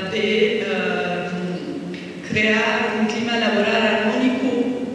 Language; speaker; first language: Spanish; non-native, fluent; French